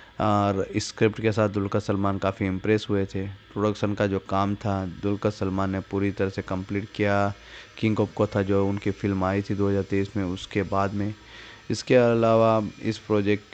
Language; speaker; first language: Hindi; native; Hindi